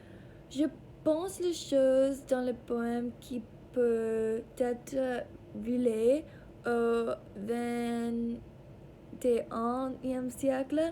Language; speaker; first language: French; non-native, learner; English